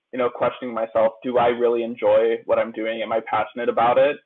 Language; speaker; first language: English; native; English